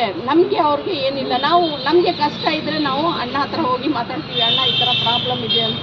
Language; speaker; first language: Kannada; non-native, local second language; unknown